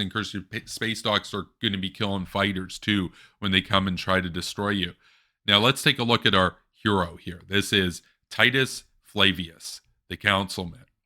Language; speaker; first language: English; native; English